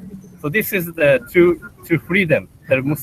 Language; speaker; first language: English; non-native, fluent; Japanese